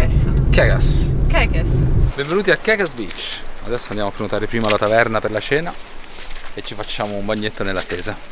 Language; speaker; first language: Italian; native; Italian